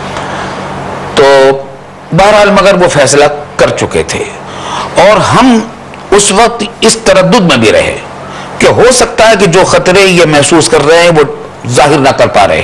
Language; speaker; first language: Urdu; native; Urdu